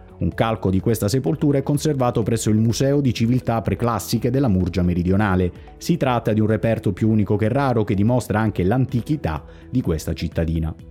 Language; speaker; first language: Italian; native; Italian